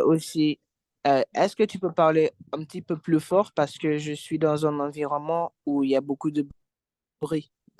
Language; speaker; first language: French; non-native, fluent; English